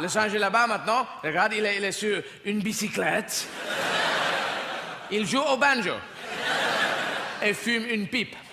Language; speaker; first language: French; non-native, learner; English